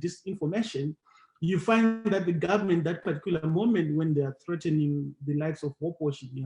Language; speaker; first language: English; non-native, local second language; Shona